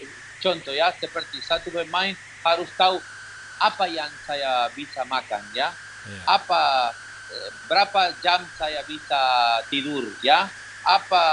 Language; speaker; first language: Indonesian; non-native, learner; Spanish